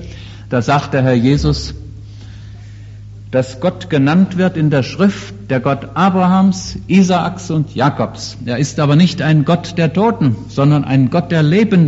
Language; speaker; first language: German; native; German